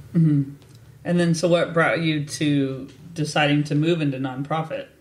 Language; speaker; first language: English; native; English